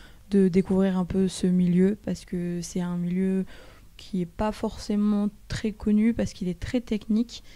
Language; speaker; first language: French; native; French